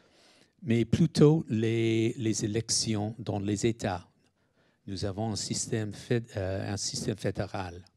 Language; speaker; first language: French; non-native, fluent; English